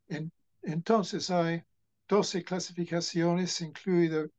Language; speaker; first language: Spanish; non-native, fluent; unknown